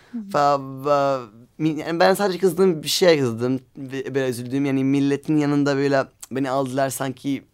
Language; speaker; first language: Turkish; non-native, learner; Arabic